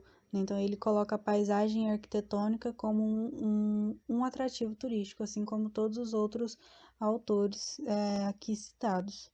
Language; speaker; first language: Portuguese; native; Portuguese